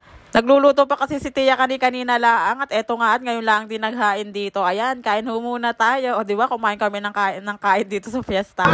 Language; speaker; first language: Filipino; native; Filipino